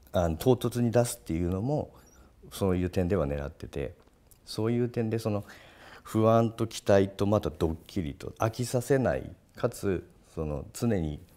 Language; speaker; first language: Japanese; native; Japanese